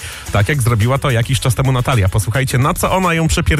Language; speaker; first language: Polish; native; Polish